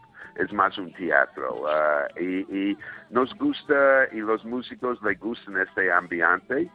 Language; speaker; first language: Spanish; non-native, fluent; English